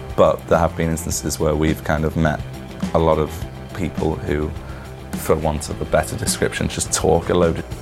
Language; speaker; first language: English; native; English